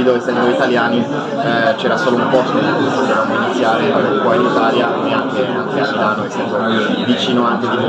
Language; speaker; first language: Italian; non-native, fluent; French